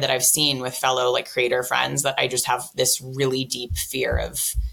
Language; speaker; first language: English; native; English